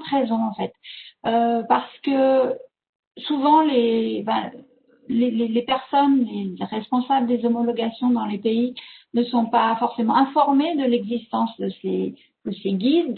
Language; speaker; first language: French; native; French